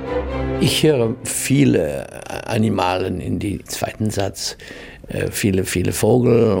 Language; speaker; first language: German; non-native, learner; English